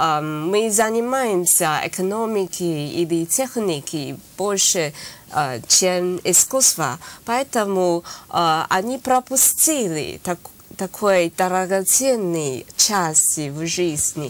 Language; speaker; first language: Russian; non-native, learner; Chinese